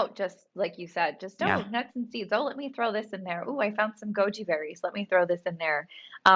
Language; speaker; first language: English; native; English